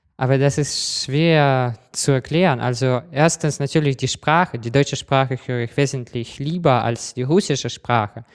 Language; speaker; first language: German; non-native, fluent; Russian